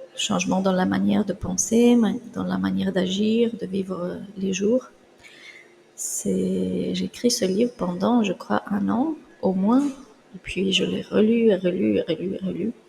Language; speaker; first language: French; non-native, fluent; Spanish